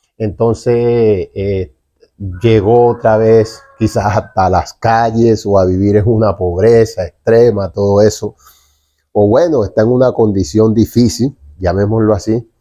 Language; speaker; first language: Spanish; native; Spanish